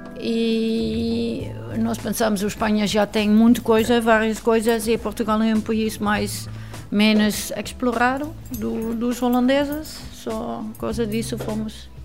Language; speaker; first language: Portuguese; non-native, learner; Dutch